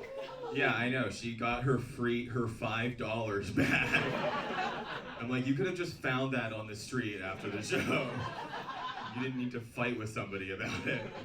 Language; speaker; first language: English; native; English